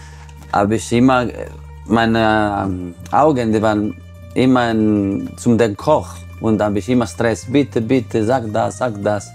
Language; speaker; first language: German; non-native, fluent; Italian